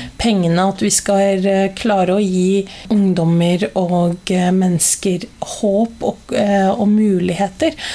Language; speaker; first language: Norwegian; early bilingual, other home language; Somali